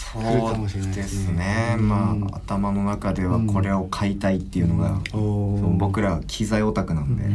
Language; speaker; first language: Japanese; native; Japanese